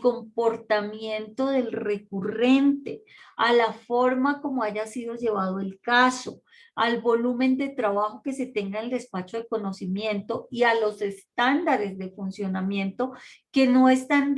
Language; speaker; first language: Spanish; native; Spanish